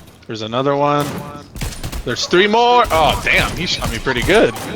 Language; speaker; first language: English; native; English